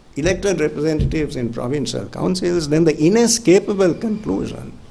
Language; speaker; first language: English; non-native, local second language; Sinhala